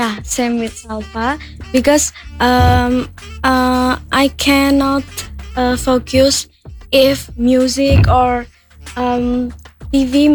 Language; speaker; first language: English; non-native, learner; Indonesian